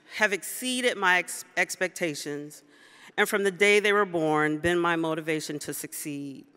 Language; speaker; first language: English; native; English